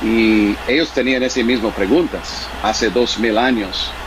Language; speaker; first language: Spanish; non-native, fluent; English